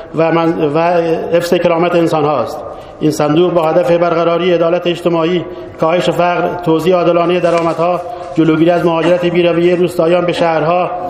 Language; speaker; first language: Persian; non-native, local second language; Baluchi